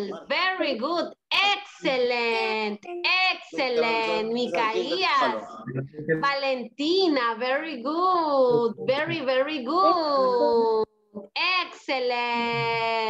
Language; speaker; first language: English; non-native, learner; Spanish